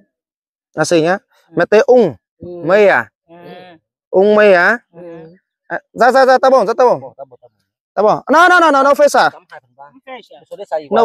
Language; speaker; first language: Portuguese; non-native, learner; Vietnamese